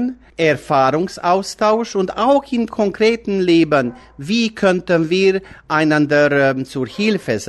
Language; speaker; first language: German; non-native, fluent; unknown